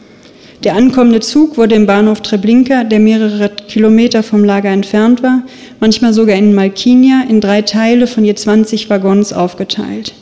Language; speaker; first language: German; native; German